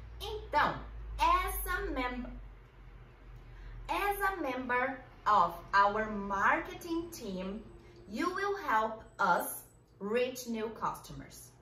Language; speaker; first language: English; non-native, fluent; Portuguese